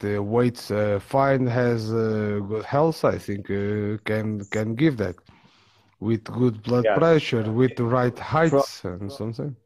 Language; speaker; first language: English; non-native, fluent; Portuguese